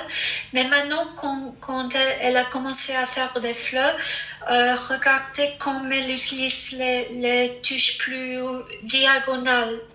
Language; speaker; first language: French; non-native, fluent; English